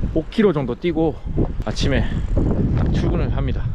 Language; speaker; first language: Korean; native; Korean